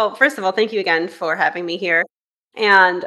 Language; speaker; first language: English; native; English